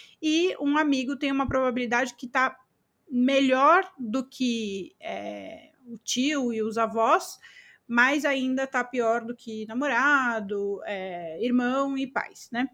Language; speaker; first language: Portuguese; native; Portuguese